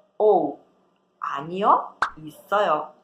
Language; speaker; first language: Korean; non-native, fluent; Portuguese